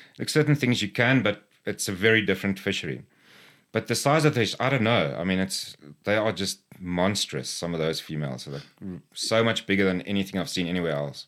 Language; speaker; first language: English; non-native, local second language; Afrikaans